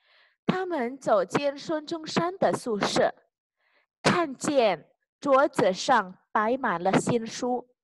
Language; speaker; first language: Chinese; non-native, fluent; Indonesian